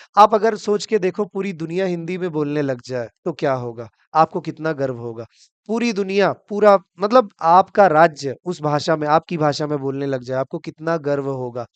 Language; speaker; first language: Hindi; native; Hindi